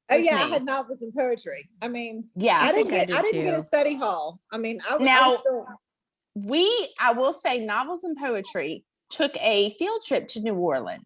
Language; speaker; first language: English; native; English